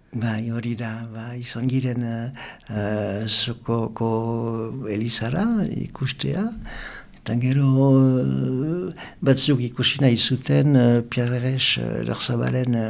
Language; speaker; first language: Basque; non-native, local second language; French